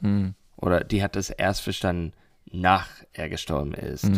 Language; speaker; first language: German; non-native, learner; English